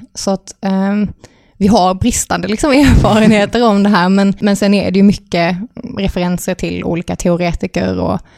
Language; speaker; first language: Swedish; native; Swedish